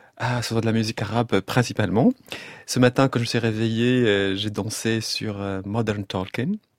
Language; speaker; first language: French; non-native, local second language; Arabic